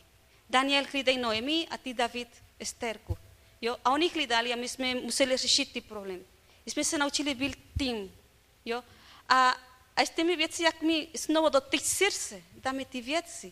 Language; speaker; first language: Czech; non-native, learner; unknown